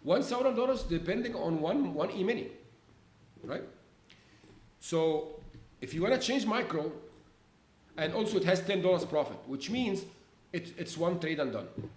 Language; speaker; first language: English; non-native, fluent; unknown